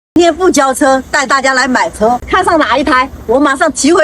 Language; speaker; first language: Chinese; native; Chinese